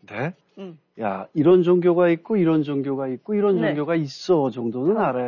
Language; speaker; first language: Korean; native; Korean